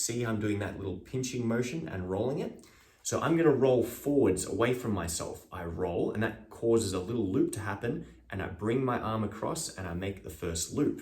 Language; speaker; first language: English; native; English